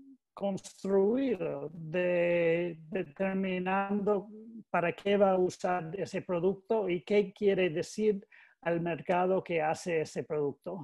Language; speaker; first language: Spanish; non-native, learner; English